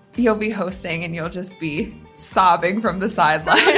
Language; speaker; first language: English; native; English